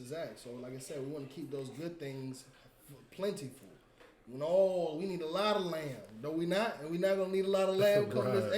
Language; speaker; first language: English; native; English